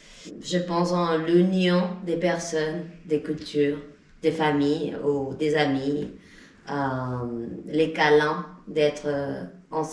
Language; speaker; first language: French; non-native, fluent; Spanish